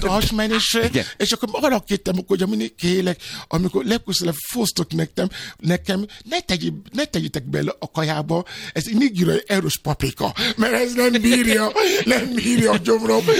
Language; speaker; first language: Hungarian; non-native, fluent; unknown